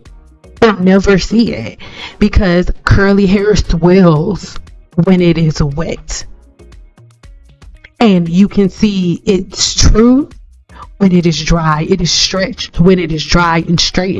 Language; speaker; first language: English; native; English